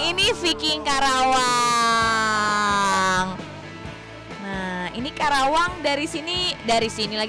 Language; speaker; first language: Indonesian; native; Indonesian